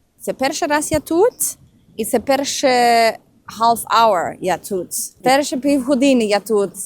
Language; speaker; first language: Ukrainian; non-native, learner; German